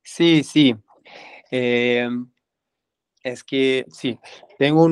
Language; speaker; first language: Spanish; non-native, fluent; Portuguese